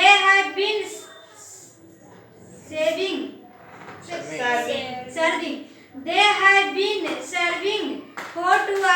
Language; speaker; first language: English; non-native, learner; Hindi